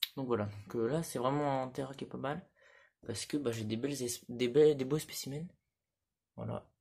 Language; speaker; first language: French; native; French